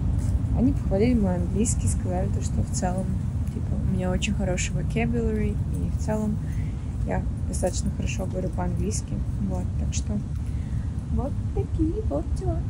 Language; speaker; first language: Russian; native; Russian